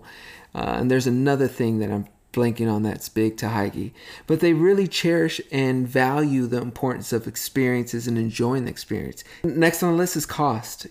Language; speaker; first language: English; native; English